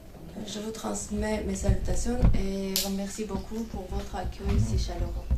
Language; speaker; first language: French; non-native, fluent; Armenian